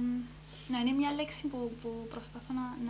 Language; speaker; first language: Greek; early bilingual, heritage; Greek